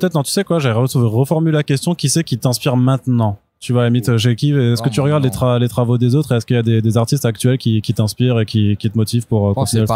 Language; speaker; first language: French; native; French